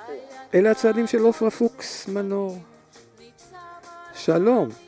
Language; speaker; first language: Hebrew; native; Hebrew